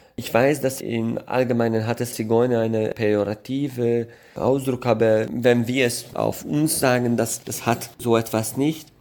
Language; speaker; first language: German; non-native, fluent; Hungarian